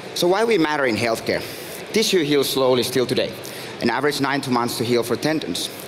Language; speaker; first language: English; non-native, fluent; Finnish